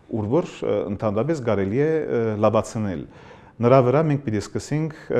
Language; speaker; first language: Armenian; early bilingual, heritage; Armenian